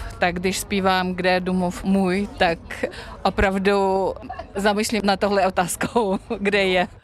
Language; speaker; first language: Czech; non-native, fluent; Russian